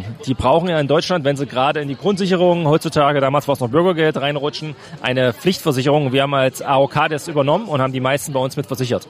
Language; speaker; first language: German; native; German